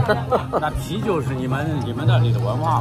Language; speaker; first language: Chinese; native; Chinese